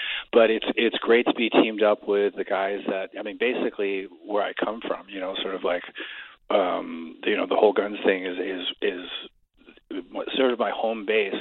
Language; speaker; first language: English; native; English